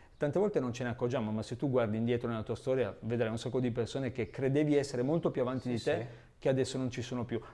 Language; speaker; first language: Italian; native; Italian